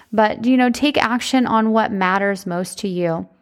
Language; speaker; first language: English; native; English